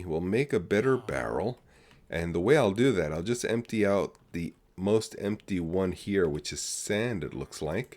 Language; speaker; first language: English; native; English